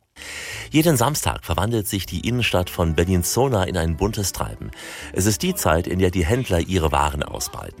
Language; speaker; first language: German; native; German